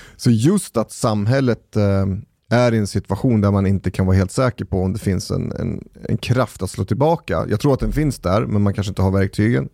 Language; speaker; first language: Swedish; native; Swedish